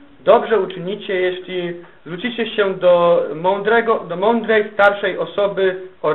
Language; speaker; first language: Polish; native; Polish